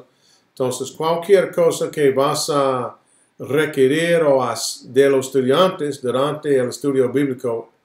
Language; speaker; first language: Spanish; non-native, fluent; English